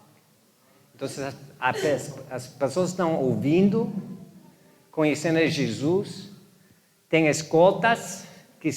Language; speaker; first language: Portuguese; non-native, fluent; English